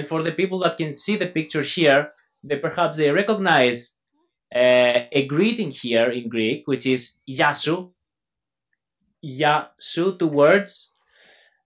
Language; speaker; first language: English; non-native, fluent; Greek